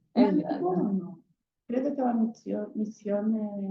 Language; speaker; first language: Italian; non-native, learner; Portuguese